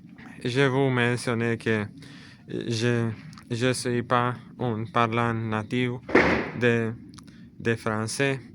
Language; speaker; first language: French; non-native, learner; Romanian